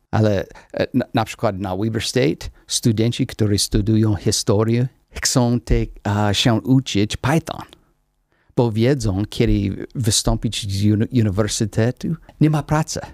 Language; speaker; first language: Polish; non-native, learner; English